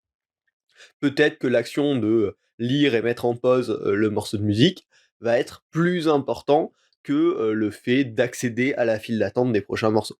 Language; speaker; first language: French; native; French